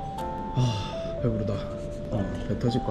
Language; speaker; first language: Korean; native; Korean